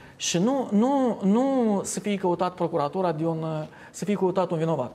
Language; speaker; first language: Romanian; native; Romanian